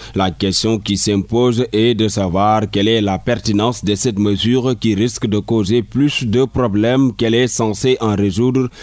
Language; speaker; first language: French; non-native, local second language; Wolof